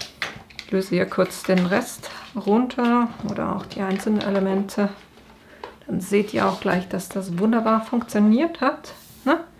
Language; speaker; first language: German; native; German